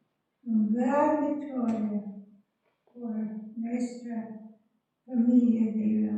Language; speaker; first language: Spanish; non-native, fluent; English